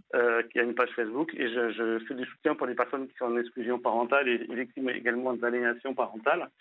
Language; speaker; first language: French; native; French